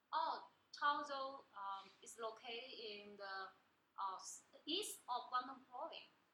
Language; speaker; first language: English; non-native, learner; Chinese